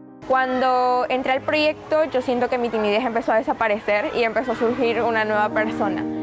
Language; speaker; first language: Spanish; native; Spanish